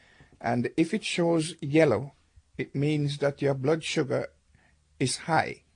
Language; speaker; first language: English; native; English